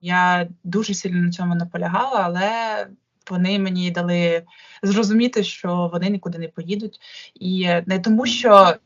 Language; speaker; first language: Ukrainian; non-native, local second language; Russian